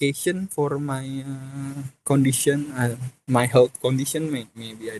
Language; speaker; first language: English; non-native, fluent; Indonesian